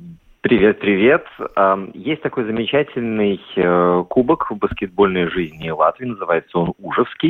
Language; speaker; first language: Russian; native; Russian